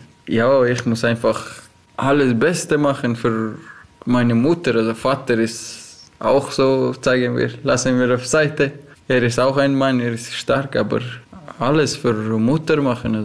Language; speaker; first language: German; non-native, learner; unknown